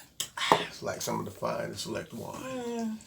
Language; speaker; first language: English; native; English